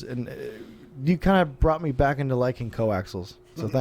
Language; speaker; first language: English; native; English